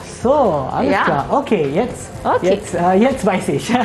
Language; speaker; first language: German; non-native, learner; Malay